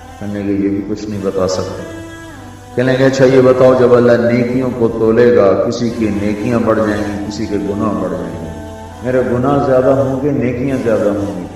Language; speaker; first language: Urdu; non-native, local second language; Punjabi